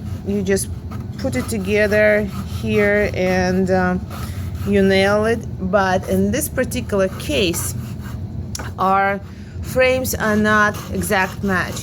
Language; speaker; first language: English; non-native, fluent; Russian